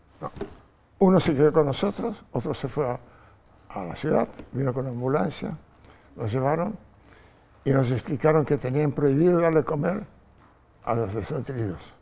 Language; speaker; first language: Spanish; non-native, fluent; Polish